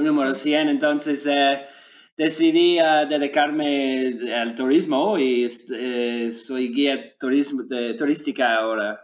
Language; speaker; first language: Spanish; non-native, learner; English